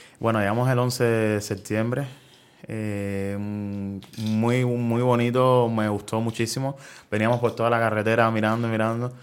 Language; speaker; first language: Spanish; native; Spanish